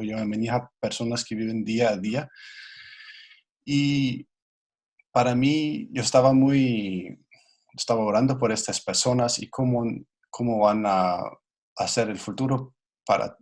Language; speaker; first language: Spanish; non-native, fluent; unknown